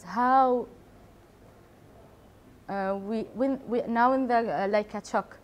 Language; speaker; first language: English; non-native, learner; Arabic